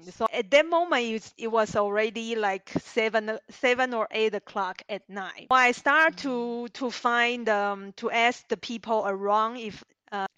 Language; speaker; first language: English; non-native, learner; Chinese